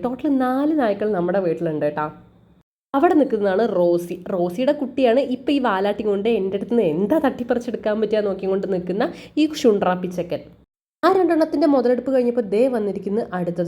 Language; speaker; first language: Malayalam; native; Malayalam